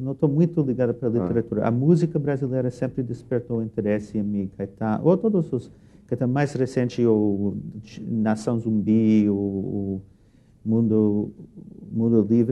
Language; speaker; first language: Portuguese; non-native, fluent; English